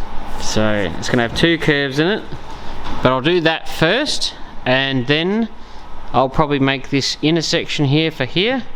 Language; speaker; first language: English; native; English